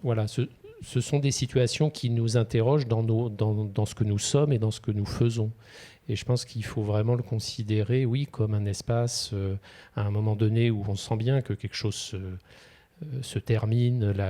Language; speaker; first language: French; native; French